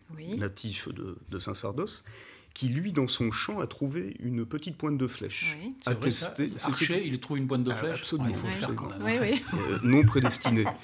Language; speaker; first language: French; native; French